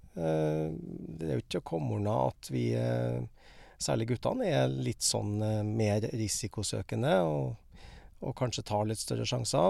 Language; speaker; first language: Norwegian; native; Norwegian